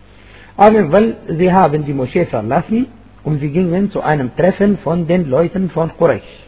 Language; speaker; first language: German; non-native, fluent; Arabic